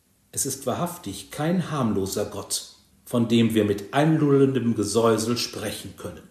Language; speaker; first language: German; native; German